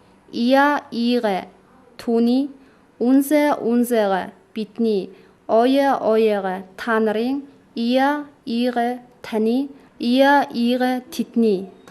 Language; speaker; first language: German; non-native, fluent; Mongolian